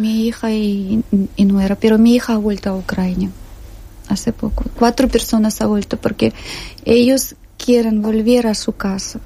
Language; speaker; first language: Spanish; non-native, learner; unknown